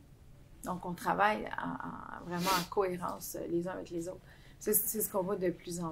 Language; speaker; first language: French; native; French